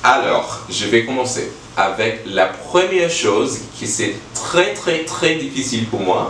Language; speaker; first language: French; non-native, learner; English